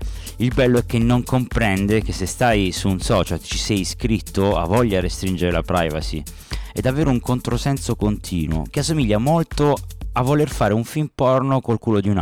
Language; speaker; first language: Italian; native; Italian